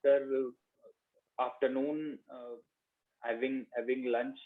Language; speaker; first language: English; non-native, learner; Hindi